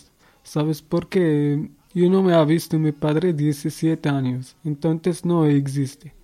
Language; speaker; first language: Spanish; non-native, learner; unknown